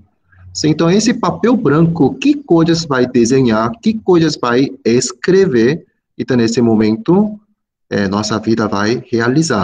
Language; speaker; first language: Portuguese; non-native, fluent; Korean